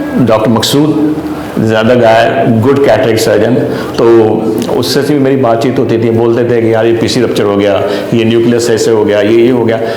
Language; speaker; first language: Urdu; non-native, local second language; Sindhi